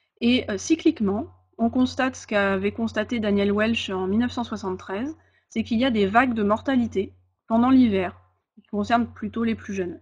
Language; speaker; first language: French; native; French